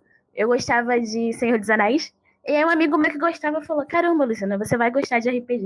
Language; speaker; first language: Portuguese; native; Portuguese